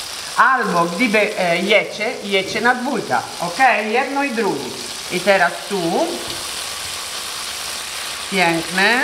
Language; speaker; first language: Polish; non-native, learner; Italian